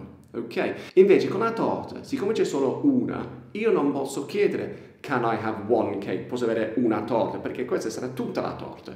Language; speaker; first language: Italian; non-native, fluent; English